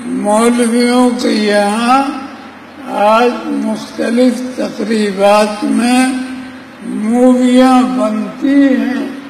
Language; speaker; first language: Urdu; native; Urdu